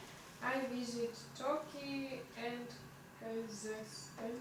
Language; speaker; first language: English; non-native, learner; Russian